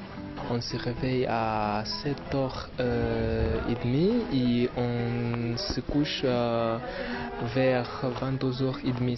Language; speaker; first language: French; non-native, learner; Portuguese